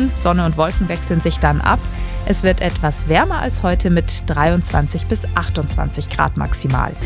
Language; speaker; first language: German; native; German